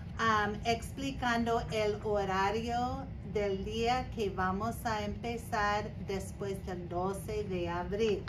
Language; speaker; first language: Spanish; non-native, learner; English